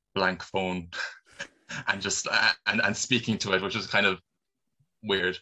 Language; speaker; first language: English; native; English